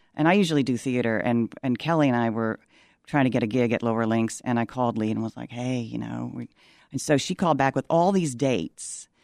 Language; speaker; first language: English; native; English